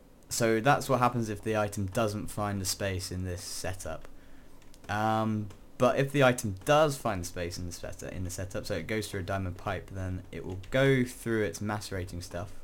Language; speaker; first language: English; native; English